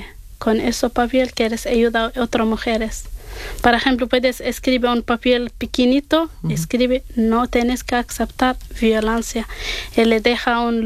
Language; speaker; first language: Spanish; non-native, learner; Arabic